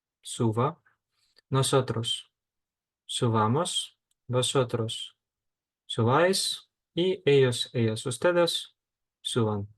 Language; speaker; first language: Spanish; non-native, fluent; Ukrainian